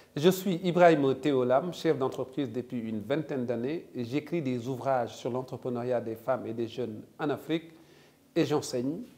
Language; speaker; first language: French; non-native, local second language; Wolof